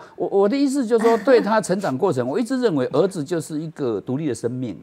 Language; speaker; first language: Chinese; non-native, local second language; Min Nan Chinese